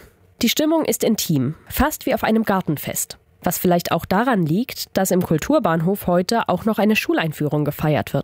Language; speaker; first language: German; native; German